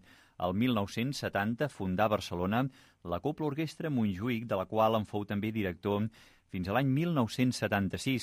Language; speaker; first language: Catalan; native; Catalan